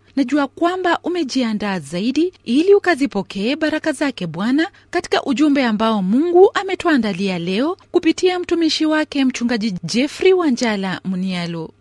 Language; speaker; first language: Swahili; non-native, local second language; Luo (Kenya and Tanzania)